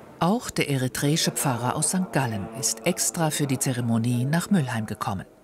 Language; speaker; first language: German; native; German